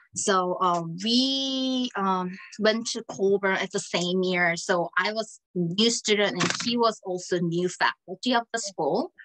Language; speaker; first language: English; non-native, fluent; Korean